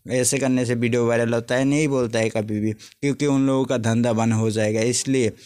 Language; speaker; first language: Hindi; non-native, local second language; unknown